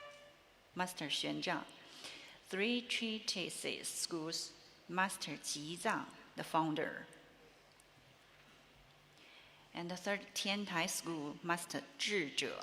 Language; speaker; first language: English; non-native, learner; Chinese